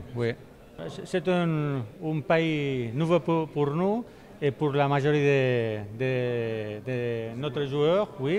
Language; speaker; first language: French; non-native, learner; Catalan